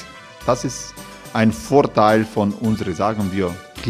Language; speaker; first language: German; non-native, learner; Croatian